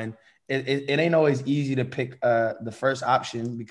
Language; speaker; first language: English; native; English